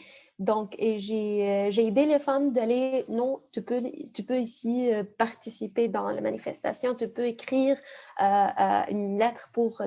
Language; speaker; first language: French; non-native, fluent; Arabic